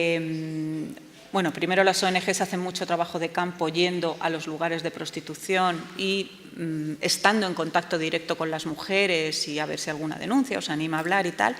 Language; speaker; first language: Spanish; native; Spanish